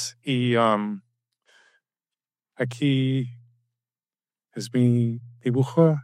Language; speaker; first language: Spanish; non-native, learner; English